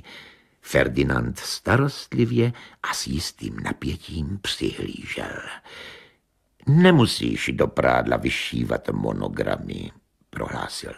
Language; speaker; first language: Czech; native; Czech